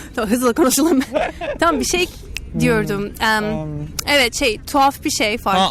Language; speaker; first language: Turkish; non-native, learner; English